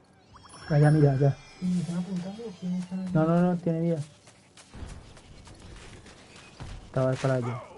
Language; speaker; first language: Spanish; native; Spanish